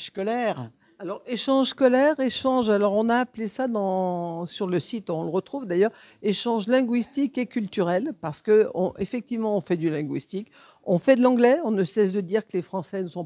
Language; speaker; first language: French; native; French